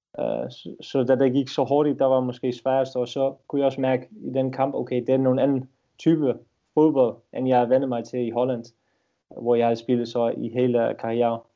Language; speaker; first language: Danish; non-native, fluent; Dutch